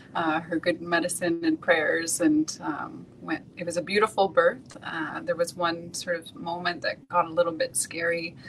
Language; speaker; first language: English; native; English